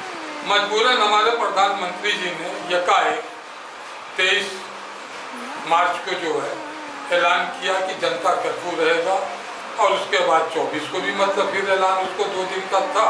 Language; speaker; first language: Hindi; native; Hindi